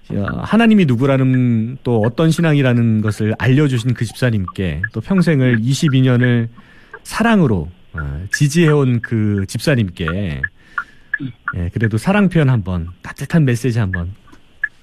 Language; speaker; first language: Korean; native; Korean